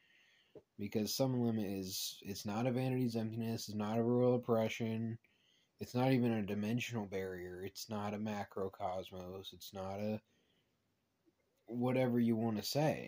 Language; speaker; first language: English; native; English